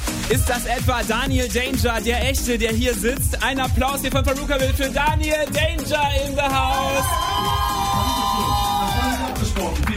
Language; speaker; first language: German; native; German